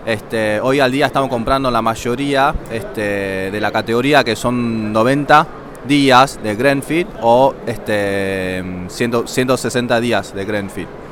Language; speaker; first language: Spanish; non-native, fluent; Chinese